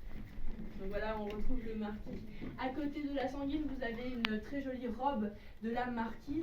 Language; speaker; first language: French; native; French